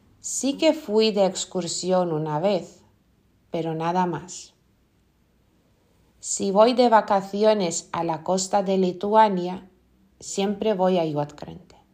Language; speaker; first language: Spanish; non-native, fluent; Lithuanian